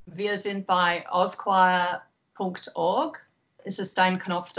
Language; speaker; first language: German; non-native, learner; English